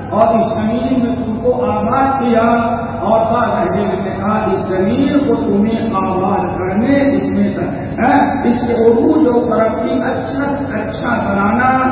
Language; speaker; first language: Urdu; native; Urdu